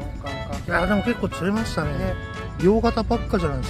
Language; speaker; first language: Japanese; native; Japanese